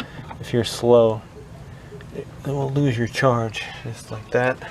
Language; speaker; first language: English; native; English